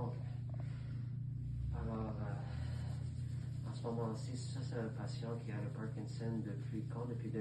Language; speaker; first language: French; native; French